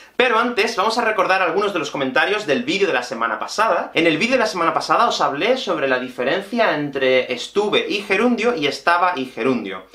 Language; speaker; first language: Spanish; native; Spanish